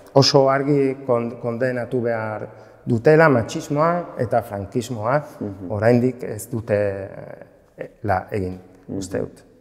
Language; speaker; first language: Basque; non-native, learner; Spanish